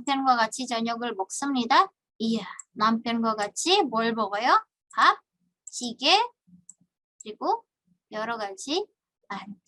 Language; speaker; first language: Korean; non-native, fluent; Indonesian